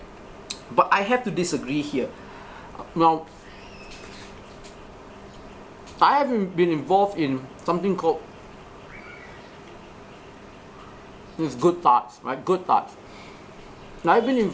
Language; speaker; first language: English; non-native, local second language; Malay